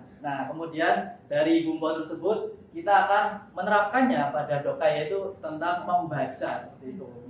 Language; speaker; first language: Indonesian; native; Indonesian